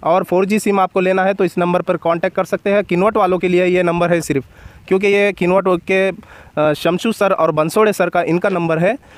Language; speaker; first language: Hindi; non-native, local second language; Marathi